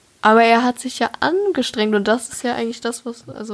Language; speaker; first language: German; native; German